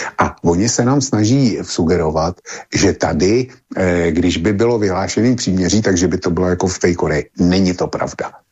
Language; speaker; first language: Czech; native; Czech